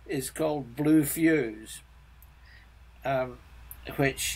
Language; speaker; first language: English; native; English